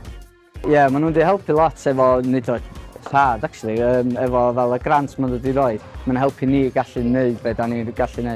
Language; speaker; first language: Welsh; native; Welsh